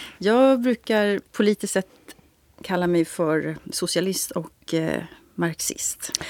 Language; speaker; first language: Swedish; native; Swedish